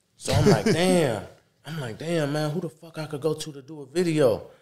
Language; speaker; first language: English; native; English